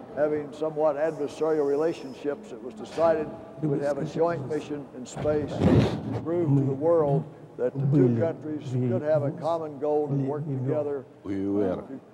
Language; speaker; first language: English; native; English